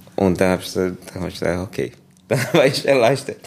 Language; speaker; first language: German; non-native, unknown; Portuguese